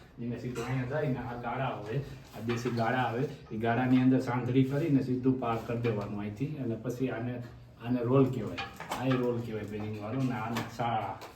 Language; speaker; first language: Gujarati; native; Gujarati